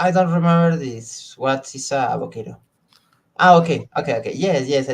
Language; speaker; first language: English; non-native, learner; Spanish